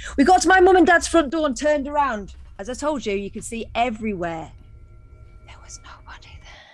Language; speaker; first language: English; native; English